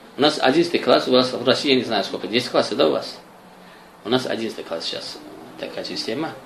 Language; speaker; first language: Russian; non-native, local second language; Azerbaijani